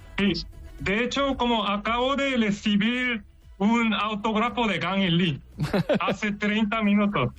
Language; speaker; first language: Spanish; non-native, learner; Korean